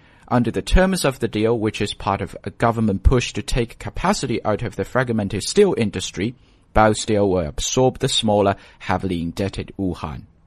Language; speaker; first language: English; non-native, fluent; Chinese